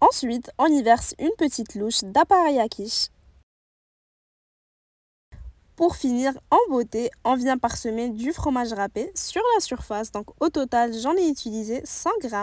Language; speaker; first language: French; native; French